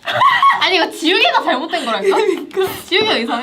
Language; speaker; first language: Korean; native; Korean